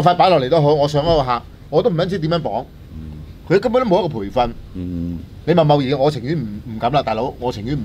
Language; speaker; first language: Cantonese; native; Cantonese